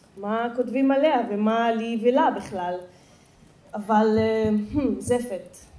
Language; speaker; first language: Hebrew; non-native, local second language; Arabic